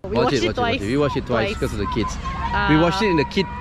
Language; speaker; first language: English; non-native, local second language; Malay